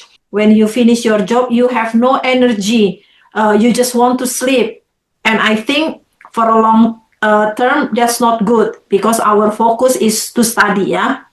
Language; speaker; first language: English; non-native, fluent; Indonesian